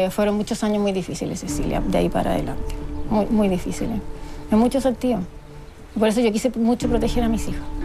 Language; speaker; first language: Spanish; native; Spanish